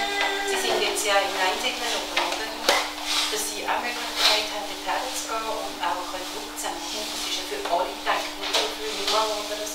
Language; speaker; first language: German; early bilingual, other home language; Tibetan